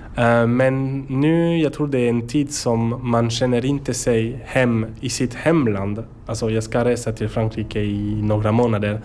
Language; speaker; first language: Swedish; non-native, learner; French